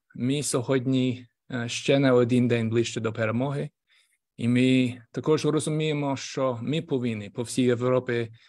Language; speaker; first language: Ukrainian; non-native, fluent; English